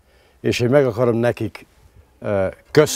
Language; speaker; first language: Hungarian; early bilingual, other home language; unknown